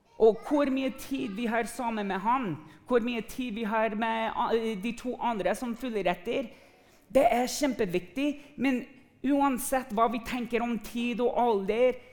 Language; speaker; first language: Norwegian; non-native, fluent; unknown